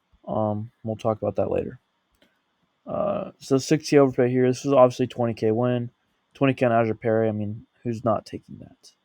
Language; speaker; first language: English; native; English